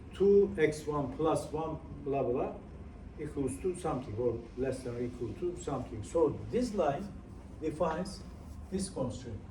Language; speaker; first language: English; non-native, fluent; Turkish